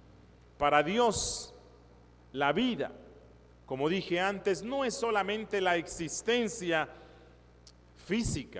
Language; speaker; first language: Spanish; native; Spanish